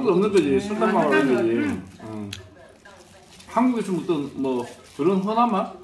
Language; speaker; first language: Korean; native; Korean